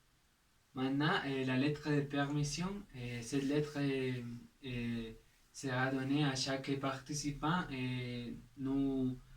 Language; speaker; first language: French; non-native, learner; Spanish